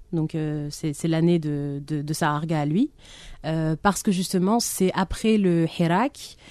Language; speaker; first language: French; non-native, local second language; Arabic